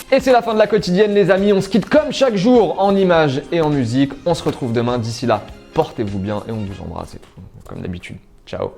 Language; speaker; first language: French; native; French